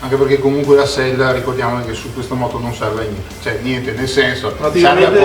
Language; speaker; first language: Italian; native; Italian